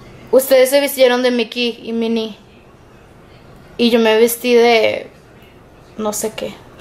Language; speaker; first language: Spanish; early bilingual, heritage; Spanish